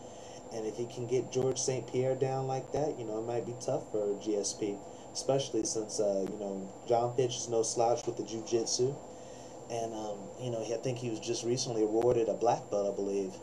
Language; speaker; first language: English; native; English